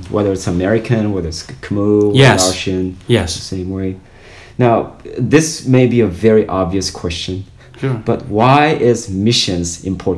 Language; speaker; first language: English; non-native, fluent; Korean